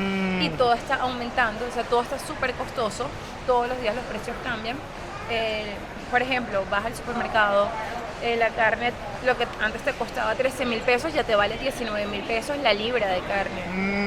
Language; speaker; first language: Spanish; native; Spanish